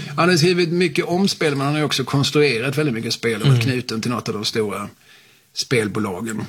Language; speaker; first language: Swedish; native; Swedish